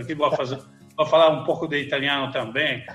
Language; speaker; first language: Portuguese; non-native, learner; Italian